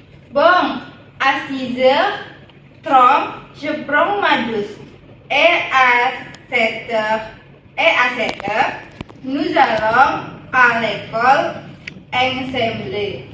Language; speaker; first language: French; non-native, learner; Indonesian